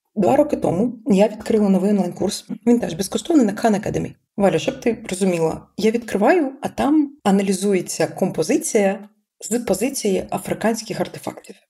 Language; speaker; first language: Ukrainian; early bilingual, other home language; Persian